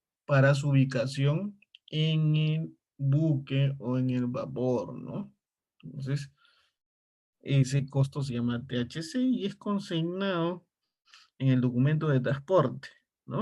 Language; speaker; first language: Spanish; native; Spanish